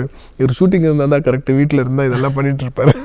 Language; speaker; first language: Tamil; non-native, local second language; Telugu